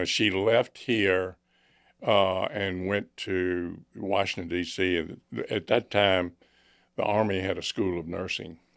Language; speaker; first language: English; native; English